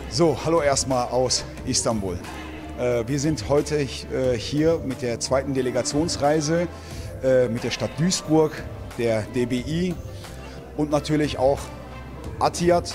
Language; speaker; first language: German; early bilingual, other home language; Turkish